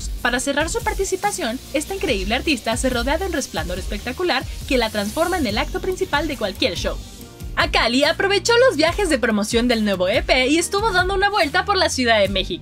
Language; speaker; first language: Spanish; native; Spanish